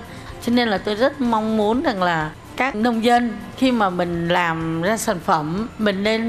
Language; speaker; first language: Vietnamese; native; Vietnamese